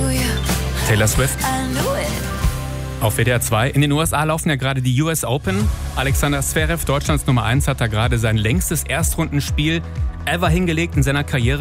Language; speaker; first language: German; native; German